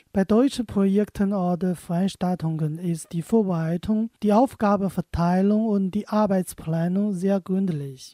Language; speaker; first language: German; non-native, fluent; Chinese